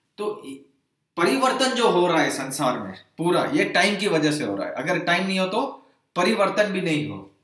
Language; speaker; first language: Hindi; non-native, local second language; Gujarati